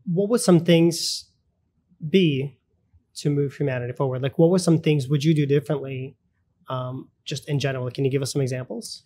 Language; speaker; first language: English; early bilingual, other home language; Russian